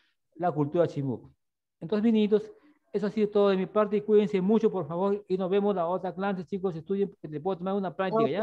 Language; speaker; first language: Spanish; native; Spanish